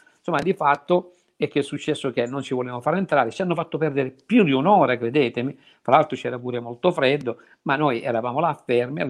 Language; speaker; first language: Italian; native; Italian